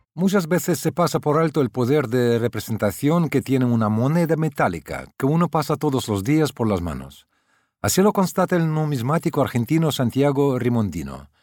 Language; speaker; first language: Spanish; non-native, fluent; Russian